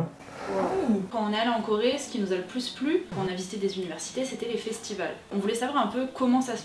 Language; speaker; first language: French; native; French